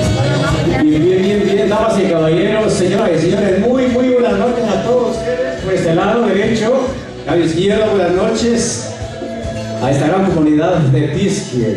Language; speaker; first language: Spanish; native; Spanish